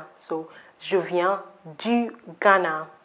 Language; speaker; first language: French; non-native, fluent; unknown